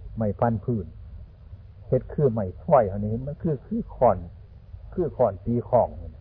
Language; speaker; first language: Thai; non-native, local second language; Northeastern Thai